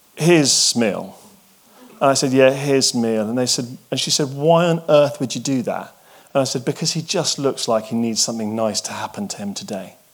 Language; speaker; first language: English; native; English